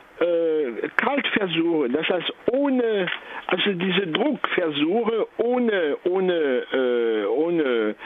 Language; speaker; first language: German; non-native, fluent; French